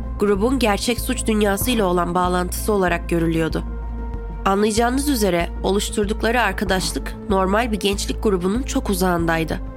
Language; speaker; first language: Turkish; native; Turkish